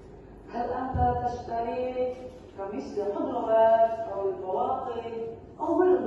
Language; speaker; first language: Arabic; non-native, learner; Indonesian